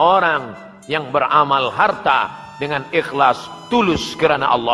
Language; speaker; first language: Malay; native; Malay